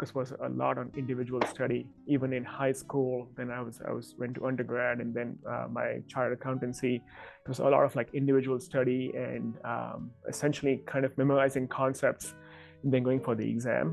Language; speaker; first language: English; non-native, local second language; Hindi